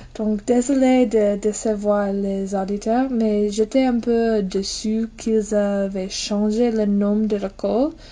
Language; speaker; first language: French; non-native, fluent; English